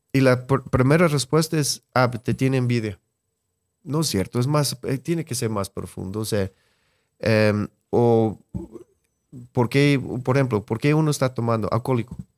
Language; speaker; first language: Spanish; non-native, fluent; English